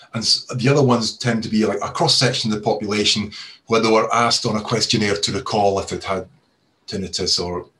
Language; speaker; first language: English; native; English